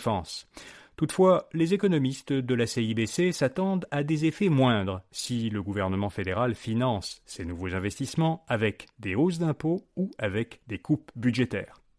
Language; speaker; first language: French; native; French